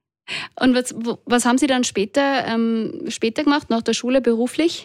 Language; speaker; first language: German; native; German